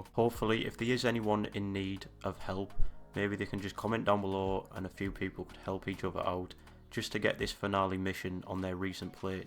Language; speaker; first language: English; native; English